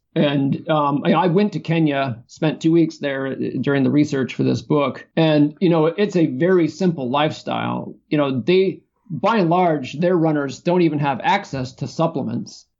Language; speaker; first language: English; native; English